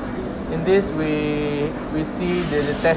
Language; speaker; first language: English; non-native, learner; Indonesian